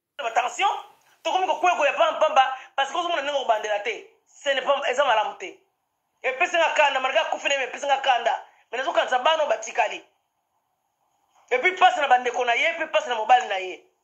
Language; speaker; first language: Lingala; non-native, local second language; Kongo